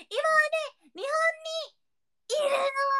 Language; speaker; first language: Japanese; non-native, learner; Indonesian